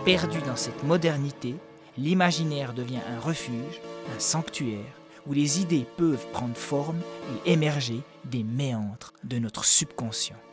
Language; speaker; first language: French; native; French